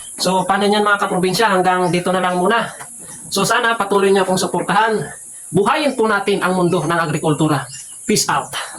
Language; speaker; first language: Filipino; non-native, local second language; Bikol